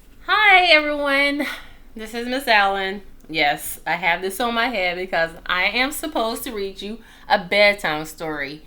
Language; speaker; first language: English; native; English